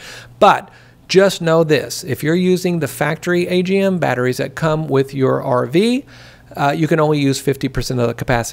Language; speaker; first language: English; native; English